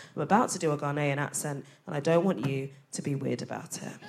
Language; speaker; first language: English; early bilingual, other home language; Akan